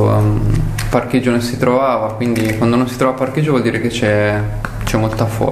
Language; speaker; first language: Italian; native; Italian